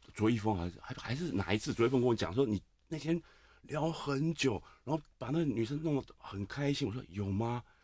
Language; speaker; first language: Chinese; native; Chinese